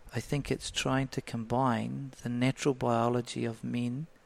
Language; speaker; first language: English; native; English